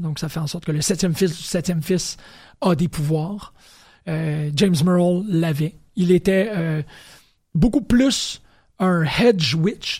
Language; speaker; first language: French; native; French